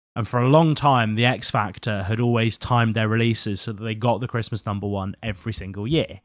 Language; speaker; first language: English; native; English